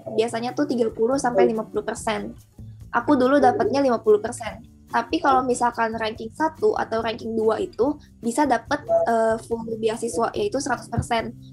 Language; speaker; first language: Indonesian; native; Indonesian